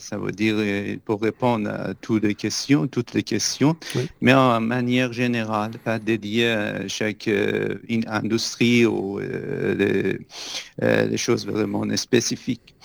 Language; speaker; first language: French; non-native, fluent; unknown